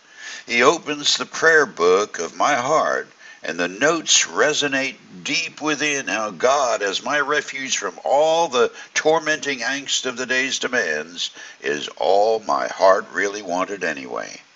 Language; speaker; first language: English; native; English